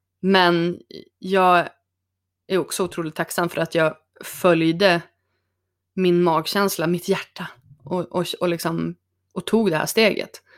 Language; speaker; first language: Swedish; native; Swedish